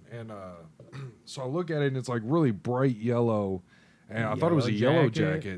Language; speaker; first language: English; native; English